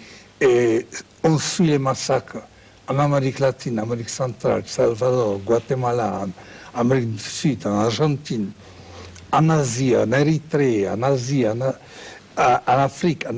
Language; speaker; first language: French; non-native, fluent; Czech